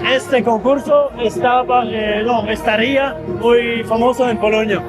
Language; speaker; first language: Spanish; non-native, learner; Polish